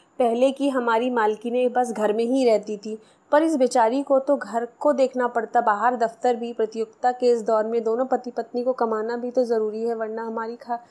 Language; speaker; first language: Hindi; non-native, local second language; Marathi